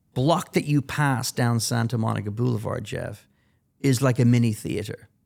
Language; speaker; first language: English; native; English